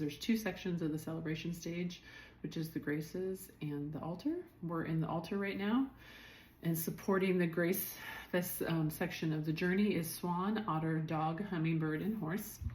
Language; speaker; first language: English; native; English